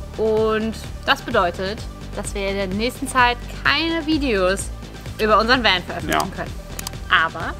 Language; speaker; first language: German; native; German